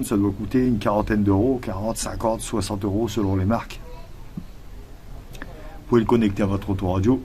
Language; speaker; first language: French; native; French